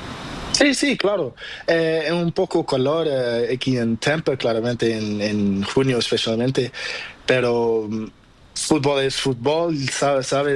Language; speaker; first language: Spanish; non-native, learner; Portuguese